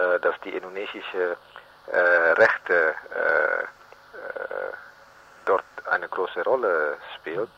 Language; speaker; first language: German; non-native, learner; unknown